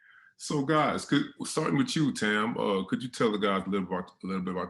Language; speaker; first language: English; native; English